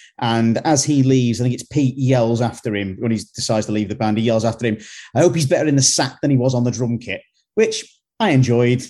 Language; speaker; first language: English; native; English